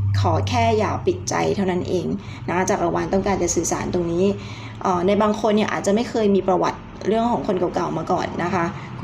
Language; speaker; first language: Thai; native; Thai